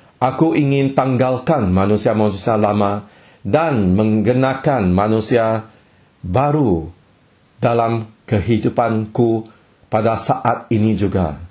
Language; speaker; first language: Malay; non-native, local second language; Chinese